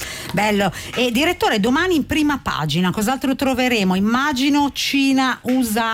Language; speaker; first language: Italian; native; Italian